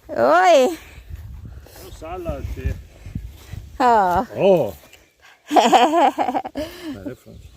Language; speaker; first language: Swedish; non-native, learner; Thai